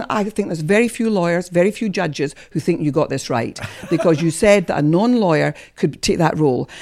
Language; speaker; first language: English; native; English